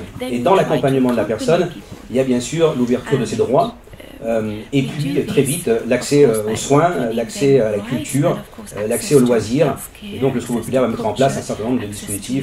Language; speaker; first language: French; native; French